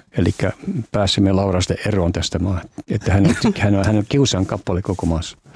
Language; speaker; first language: Finnish; native; Finnish